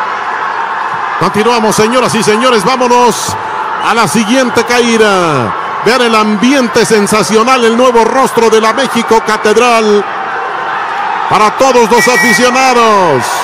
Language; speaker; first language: Spanish; native; Spanish